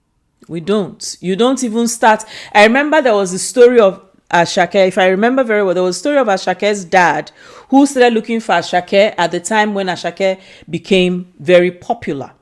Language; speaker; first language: English; non-native, local second language; Igbo